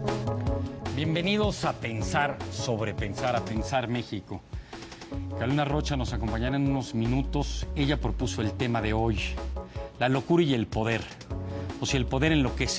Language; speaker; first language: Spanish; native; Spanish